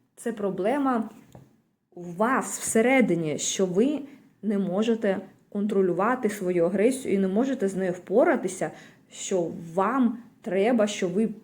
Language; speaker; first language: Ukrainian; native; Ukrainian